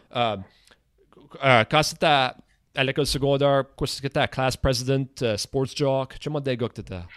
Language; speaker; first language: French; native; French